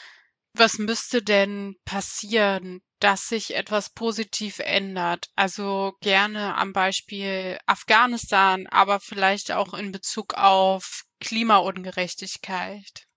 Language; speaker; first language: German; native; German